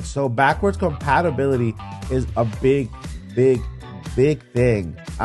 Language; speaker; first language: English; native; English